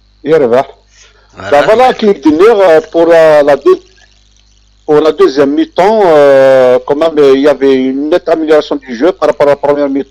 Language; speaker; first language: French; non-native, local second language; Kabyle